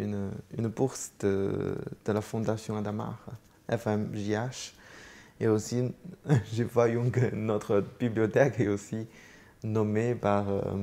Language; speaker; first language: French; non-native, fluent; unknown